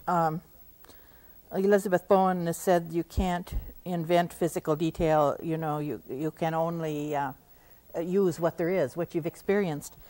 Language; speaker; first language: English; native; English